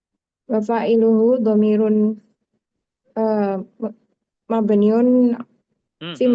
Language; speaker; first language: Arabic; non-native, learner; Indonesian